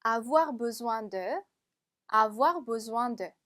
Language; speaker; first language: French; non-native, fluent; Korean